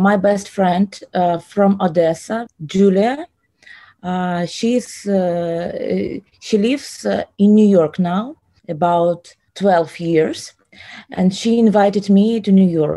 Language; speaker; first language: English; non-native, learner; Ukrainian